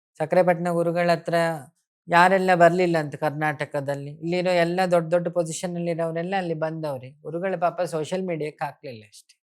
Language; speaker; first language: Kannada; native; Kannada